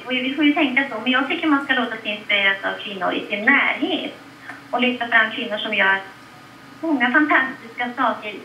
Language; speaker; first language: Swedish; native; Swedish